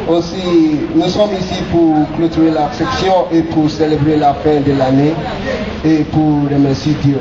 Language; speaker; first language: French; non-native, learner; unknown